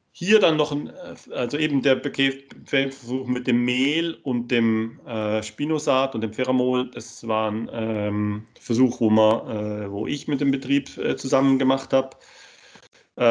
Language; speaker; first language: German; native; German